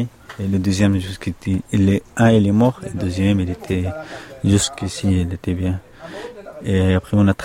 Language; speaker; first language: French; non-native, learner; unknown